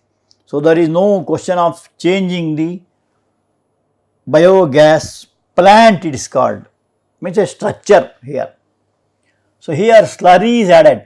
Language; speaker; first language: English; non-native, local second language; Kannada